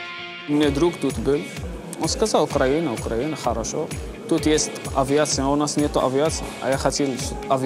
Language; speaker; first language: Russian; non-native, learner; Arabic